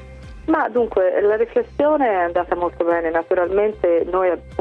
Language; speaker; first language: Italian; native; Italian